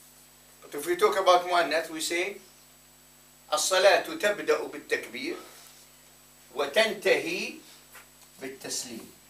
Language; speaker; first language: Arabic; non-native, fluent; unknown